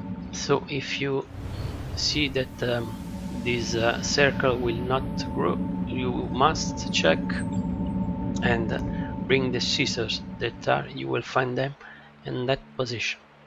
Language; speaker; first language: English; non-native, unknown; Italian